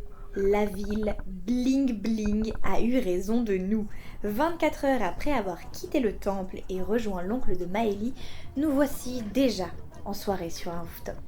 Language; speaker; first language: French; native; French